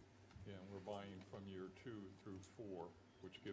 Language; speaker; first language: English; native; English